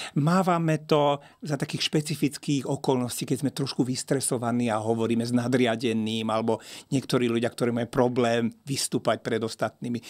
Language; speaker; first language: Slovak; non-native, local second language; Hungarian